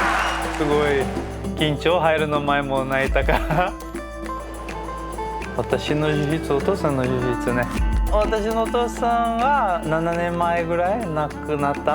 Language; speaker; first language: Japanese; non-native, learner; Portuguese